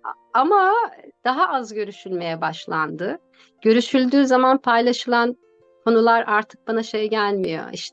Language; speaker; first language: Turkish; native; Turkish